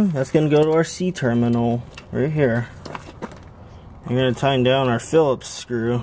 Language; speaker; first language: English; native; English